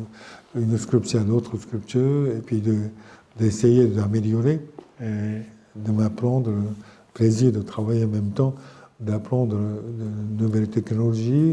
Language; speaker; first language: French; non-native, fluent; Japanese